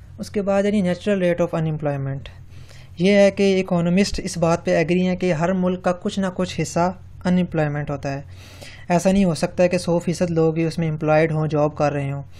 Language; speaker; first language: Urdu; non-native, local second language; Punjabi